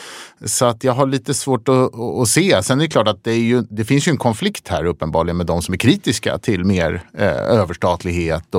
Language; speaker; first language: Swedish; native; Swedish